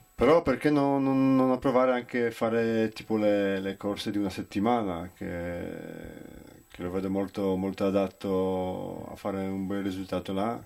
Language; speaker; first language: Italian; non-native, fluent; Polish